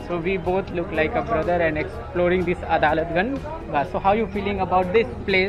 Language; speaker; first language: English; non-native, local second language; Hindi